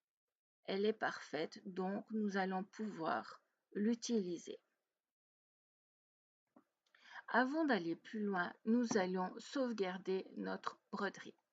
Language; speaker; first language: French; native; French